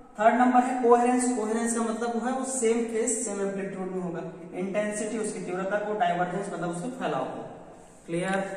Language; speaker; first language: Hindi; native; Hindi